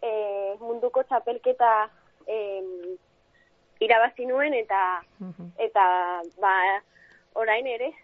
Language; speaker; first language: Basque; non-native, local second language; Spanish